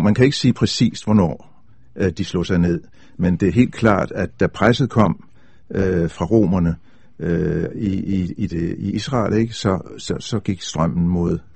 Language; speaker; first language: Danish; native; Danish